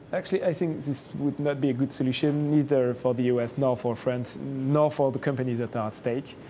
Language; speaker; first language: English; non-native, fluent; French